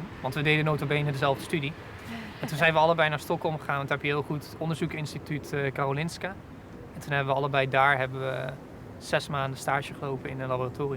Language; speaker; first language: Dutch; native; Dutch